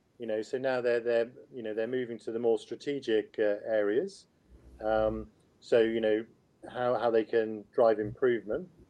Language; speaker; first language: English; native; English